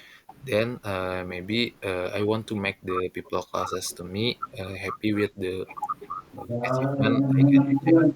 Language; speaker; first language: English; non-native, learner; Indonesian